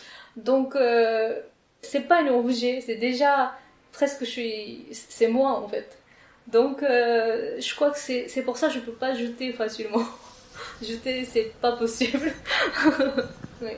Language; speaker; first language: French; non-native, fluent; Japanese